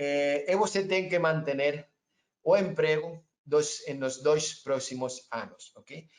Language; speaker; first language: Portuguese; non-native, learner; Spanish